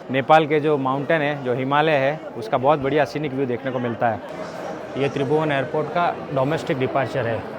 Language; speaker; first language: Hindi; native; Hindi